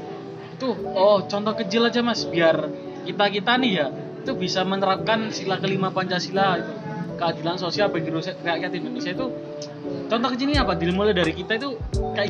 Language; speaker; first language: Indonesian; native; Indonesian